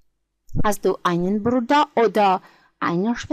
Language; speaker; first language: German; non-native, fluent; Georgian